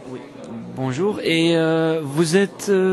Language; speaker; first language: French; non-native, local second language; Dutch